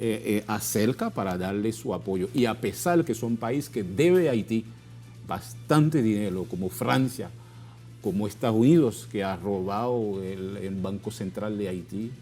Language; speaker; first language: Spanish; non-native, fluent; Haitian Creole